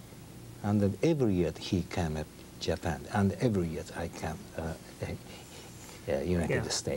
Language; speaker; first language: English; non-native, learner; Japanese